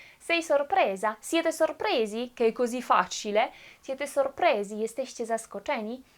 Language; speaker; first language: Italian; non-native, fluent; Polish